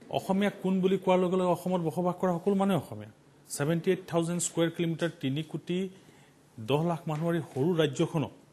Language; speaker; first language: Assamese; non-native, local second language; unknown